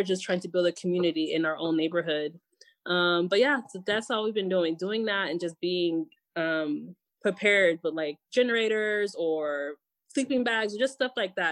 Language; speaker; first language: English; native; English